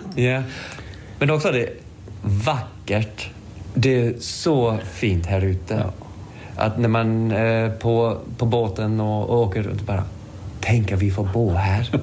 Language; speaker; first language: Swedish; non-native, fluent; English